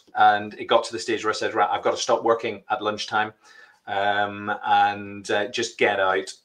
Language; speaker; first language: English; native; English